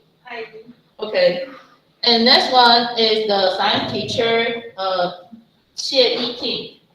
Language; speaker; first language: English; non-native, fluent; Chinese